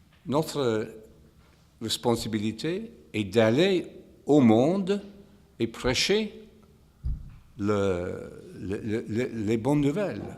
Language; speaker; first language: French; non-native, fluent; English